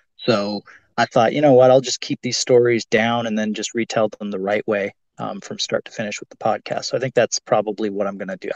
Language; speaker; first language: English; native; English